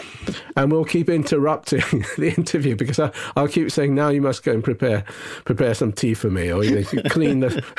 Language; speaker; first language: English; non-native, local second language; Japanese